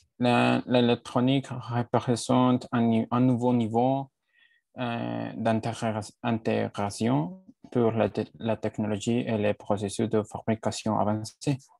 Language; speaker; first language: French; non-native, learner; Spanish